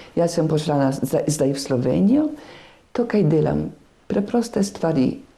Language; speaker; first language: Slovenian; non-native, fluent; Polish